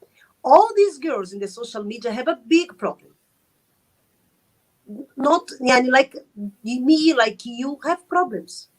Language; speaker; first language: English; non-native, learner; Arabic